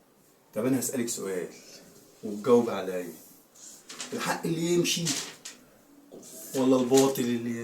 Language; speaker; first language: Arabic; native; Arabic